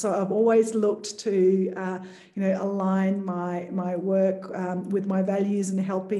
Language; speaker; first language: English; native; English